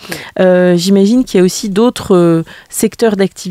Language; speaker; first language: French; native; French